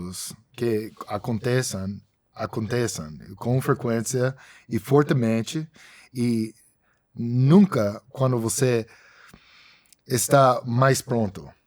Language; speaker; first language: Portuguese; non-native, fluent; English